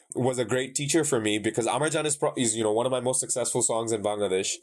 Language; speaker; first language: English; non-native, local second language; Bangla